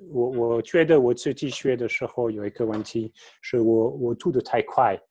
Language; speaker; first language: Chinese; non-native, fluent; French